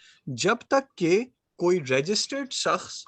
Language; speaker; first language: Urdu; native; Urdu